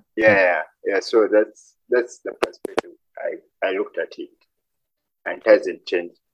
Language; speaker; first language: English; non-native, local second language; Ganda